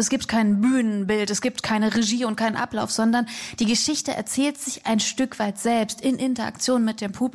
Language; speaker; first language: German; native; German